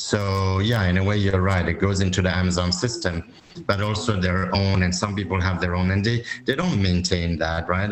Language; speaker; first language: English; non-native, fluent; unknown